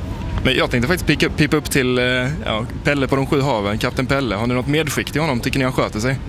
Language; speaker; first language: Swedish; native; Swedish